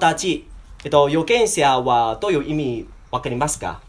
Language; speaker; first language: Japanese; non-native, learner; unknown